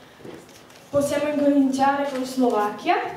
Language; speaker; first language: Italian; early bilingual, heritage; Slovak